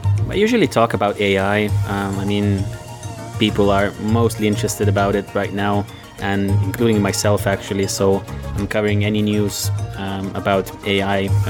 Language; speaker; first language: English; non-native, fluent; Lithuanian